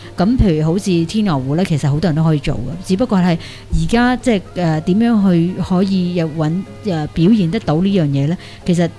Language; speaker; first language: Cantonese; native; Cantonese